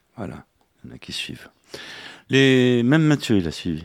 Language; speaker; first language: French; native; French